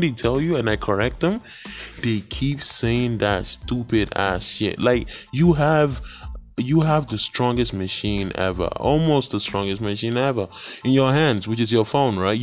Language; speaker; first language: English; non-native, local second language; Yoruba